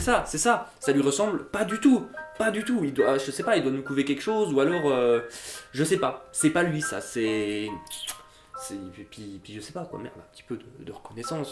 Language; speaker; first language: French; native; French